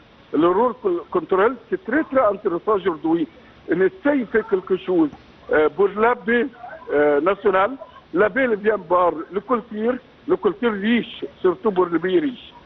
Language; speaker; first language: French; non-native, fluent; Arabic